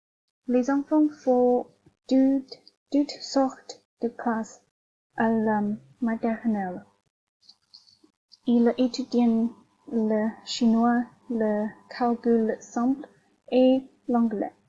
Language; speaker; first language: French; non-native, learner; Chinese